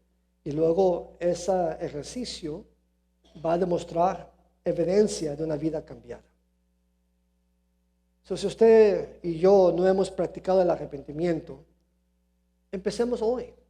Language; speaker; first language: Spanish; early bilingual, heritage; Spanish